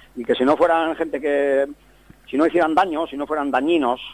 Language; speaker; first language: Spanish; native; Spanish